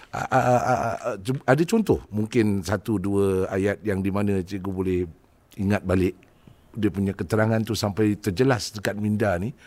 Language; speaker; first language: Malay; native; Malay